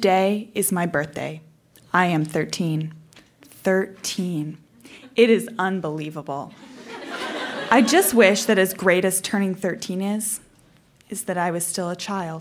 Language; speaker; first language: English; native; English